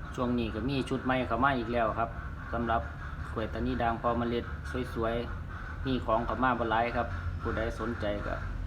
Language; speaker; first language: Thai; non-native, local second language; Northeastern Thai